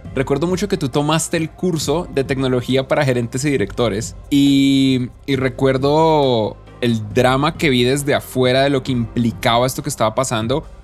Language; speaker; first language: Spanish; native; Spanish